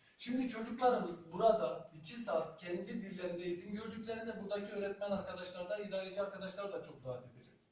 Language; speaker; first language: Turkish; non-native, local second language; Zaza